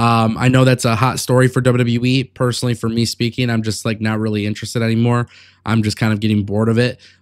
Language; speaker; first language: English; native; English